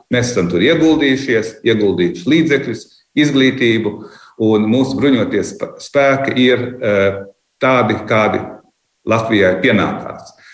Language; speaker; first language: Latvian; native; Latvian